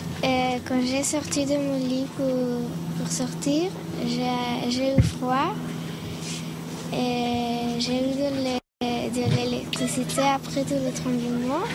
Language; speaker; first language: French; non-native, learner; Spanish